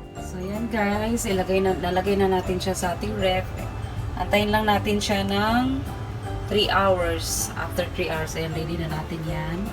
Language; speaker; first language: Filipino; non-native, local second language; Cebuano